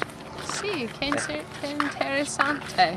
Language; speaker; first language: Spanish; non-native, learner; English